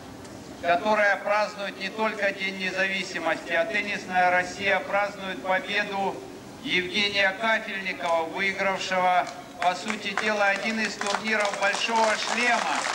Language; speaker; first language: Russian; native; Russian